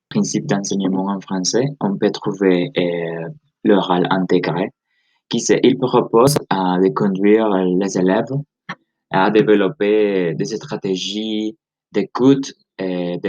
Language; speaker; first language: French; non-native, learner; Spanish